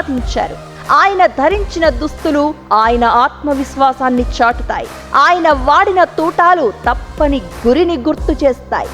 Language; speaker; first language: Telugu; native; Telugu